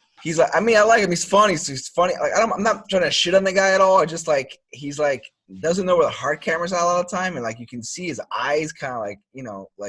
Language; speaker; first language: English; native; English